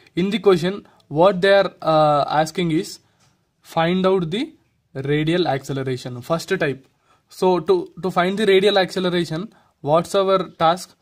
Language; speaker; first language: English; non-native, local second language; Telugu